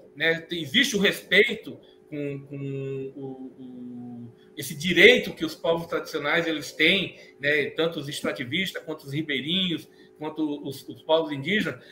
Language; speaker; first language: Portuguese; native; Portuguese